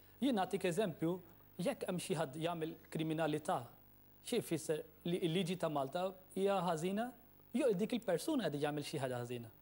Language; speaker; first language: Maltese; non-native, fluent; Urdu